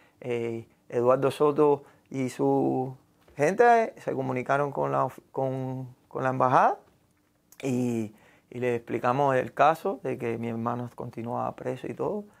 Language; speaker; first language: Spanish; native; Spanish